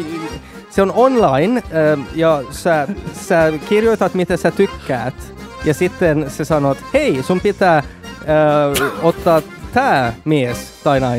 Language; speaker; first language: Finnish; non-native, learner; Swedish